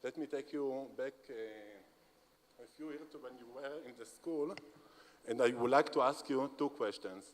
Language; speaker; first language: English; non-native, fluent; Hebrew